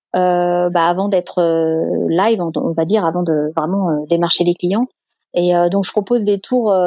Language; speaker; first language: French; native; French